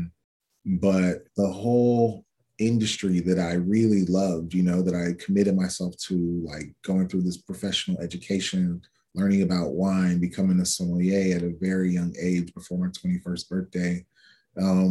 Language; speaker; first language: English; native; English